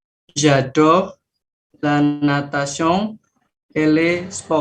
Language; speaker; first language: French; non-native, learner; Indonesian